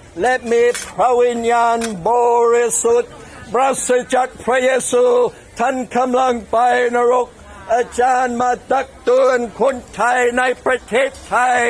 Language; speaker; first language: Thai; non-native, fluent; English